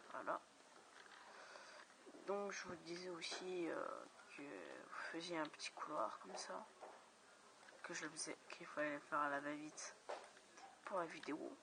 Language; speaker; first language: French; native; French